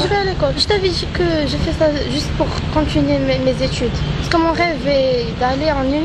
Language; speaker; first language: French; non-native, local second language; Arabic